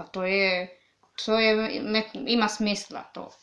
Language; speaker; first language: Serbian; non-native, learner; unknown